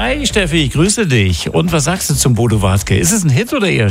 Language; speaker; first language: German; native; German